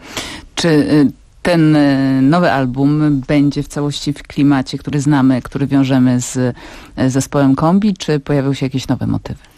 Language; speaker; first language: Polish; native; Polish